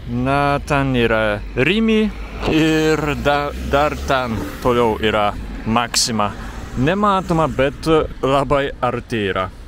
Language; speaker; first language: Lithuanian; non-native, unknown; Japanese